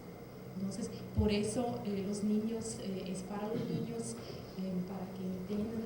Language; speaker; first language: Spanish; non-native, fluent; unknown